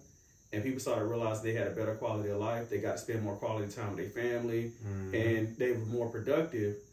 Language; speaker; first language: English; native; English